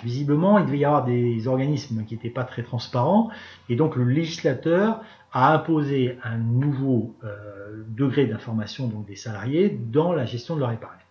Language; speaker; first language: French; native; French